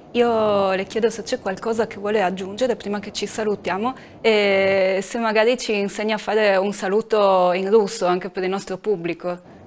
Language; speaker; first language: Italian; native; Italian